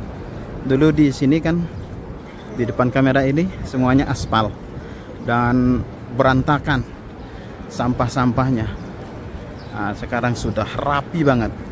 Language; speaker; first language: Indonesian; native; Indonesian